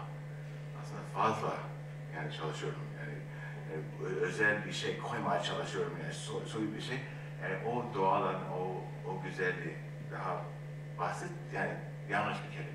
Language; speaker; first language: Turkish; non-native, learner; English